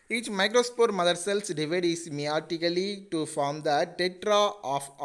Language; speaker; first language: English; non-native, local second language; Tamil